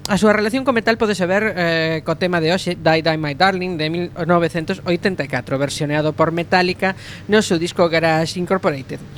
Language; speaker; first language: Galician; non-native, local second language; Spanish